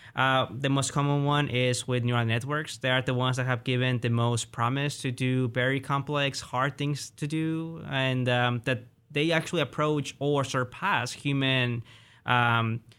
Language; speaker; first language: English; early bilingual, other home language; Spanish